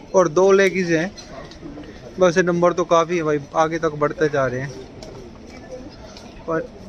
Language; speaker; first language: Hindi; non-native, local second language; Punjabi